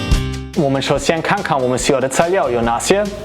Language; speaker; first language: Chinese; non-native, fluent; German